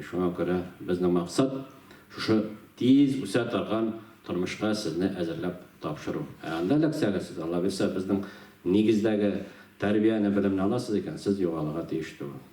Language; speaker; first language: Tatar; native; Tatar